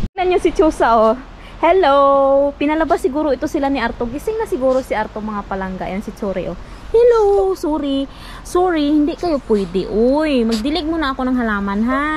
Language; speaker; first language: Filipino; non-native, local second language; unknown